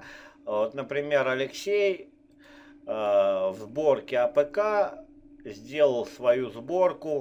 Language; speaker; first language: Russian; native; Russian